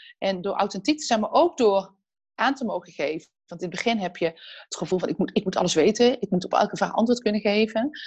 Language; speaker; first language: Dutch; native; Dutch